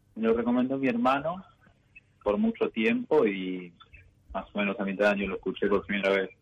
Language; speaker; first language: Spanish; native; Spanish